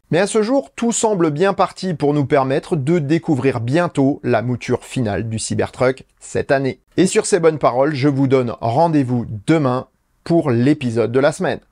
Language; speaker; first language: French; native; French